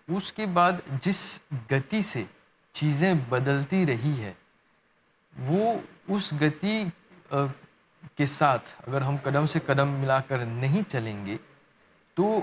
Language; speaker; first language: Hindi; non-native, local second language; Morisyen